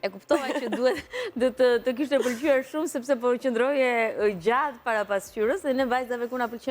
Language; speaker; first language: Albanian; native; Albanian